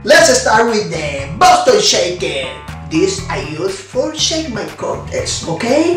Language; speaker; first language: English; non-native, learner; Spanish